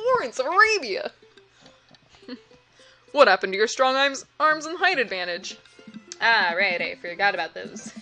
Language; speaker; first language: English; native; English